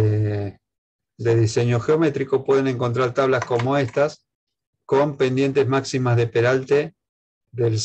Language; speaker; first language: Spanish; native; Spanish